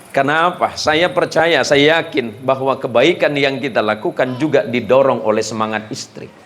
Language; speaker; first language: Indonesian; native; Indonesian